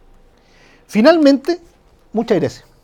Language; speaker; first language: Spanish; native; Spanish